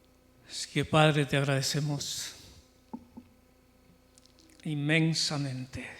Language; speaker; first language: Spanish; native; Spanish